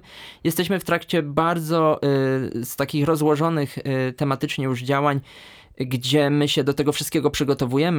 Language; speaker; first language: Polish; native; Polish